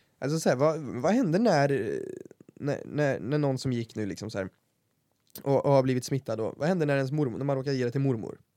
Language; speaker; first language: Swedish; native; Swedish